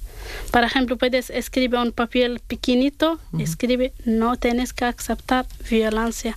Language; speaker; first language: Spanish; non-native, learner; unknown